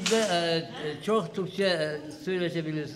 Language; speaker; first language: Turkish; non-native, learner; Uzbek